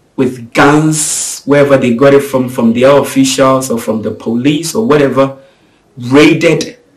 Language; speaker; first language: English; non-native, local second language; Akan